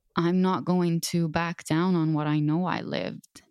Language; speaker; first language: English; non-native, fluent; Arabic